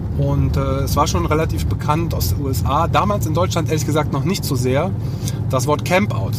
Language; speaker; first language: German; early bilingual, other home language; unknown